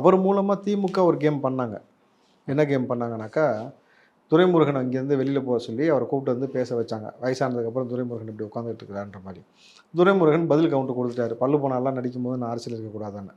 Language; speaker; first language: Tamil; native; Tamil